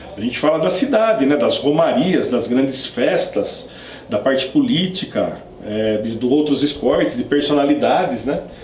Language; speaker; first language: Portuguese; native; Portuguese